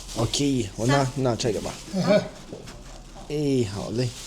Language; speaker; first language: Chinese; non-native, fluent; Russian